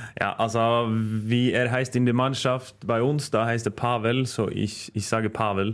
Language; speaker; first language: German; non-native, fluent; Norwegian